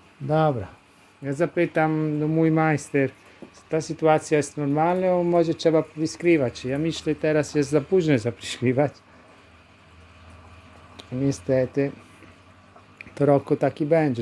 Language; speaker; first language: Polish; non-native, learner; Italian